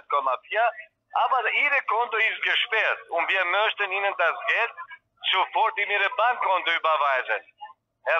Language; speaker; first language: German; non-native, learner; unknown